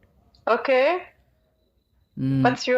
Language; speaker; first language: English; non-native, learner; Persian